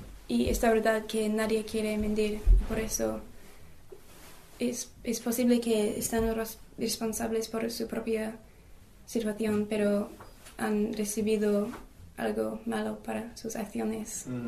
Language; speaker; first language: Spanish; non-native, learner; English